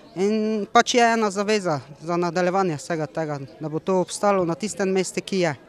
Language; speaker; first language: Slovenian; native; Slovenian